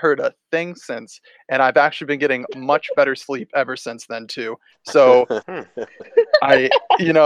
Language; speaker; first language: English; native; English